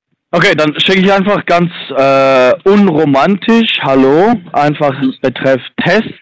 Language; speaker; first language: German; non-native, fluent; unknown